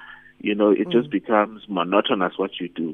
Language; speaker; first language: English; non-native, local second language; Zulu